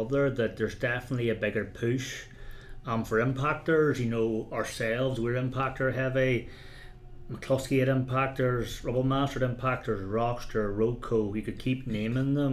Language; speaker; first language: English; native; English